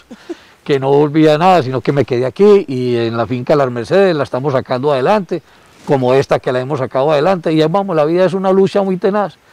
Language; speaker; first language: Spanish; native; Spanish